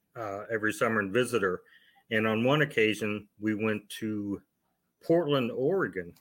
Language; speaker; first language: English; native; English